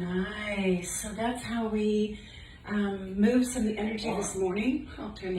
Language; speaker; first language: English; native; English